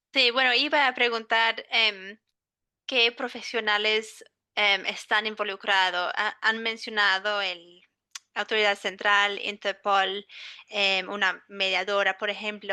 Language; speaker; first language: Spanish; non-native, fluent; English